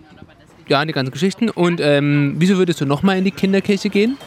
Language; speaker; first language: German; native; German